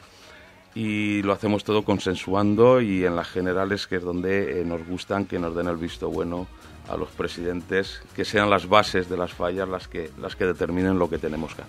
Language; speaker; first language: Spanish; native; Spanish